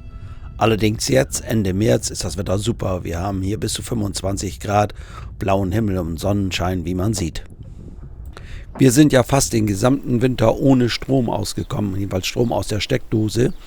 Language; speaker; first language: German; native; German